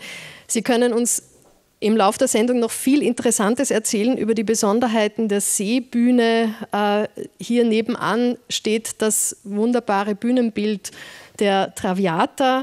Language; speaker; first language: German; native; German